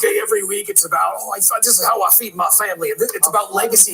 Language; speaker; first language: English; native; English